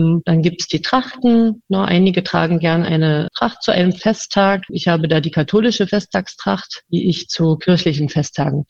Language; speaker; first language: German; non-native, local second language; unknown